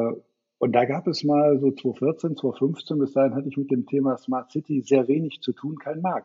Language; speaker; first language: German; native; German